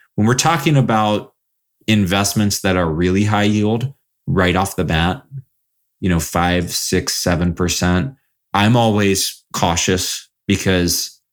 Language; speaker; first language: English; native; English